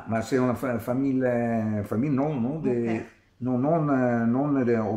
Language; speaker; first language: French; non-native, learner; Italian